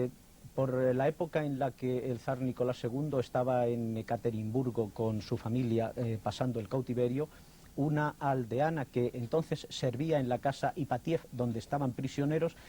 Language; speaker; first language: Spanish; native; Spanish